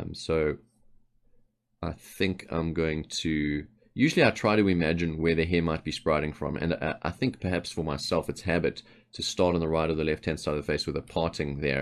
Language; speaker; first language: English; native; English